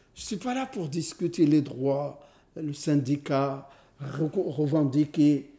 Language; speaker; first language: French; non-native, fluent; Arabic